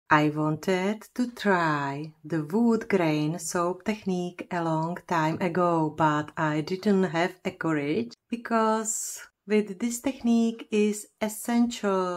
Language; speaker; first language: English; non-native, fluent; Czech